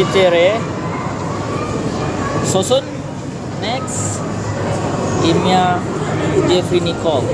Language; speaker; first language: Russian; non-native, learner; Indonesian